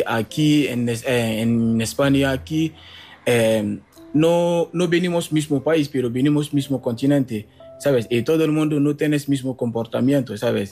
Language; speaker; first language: Spanish; non-native, learner; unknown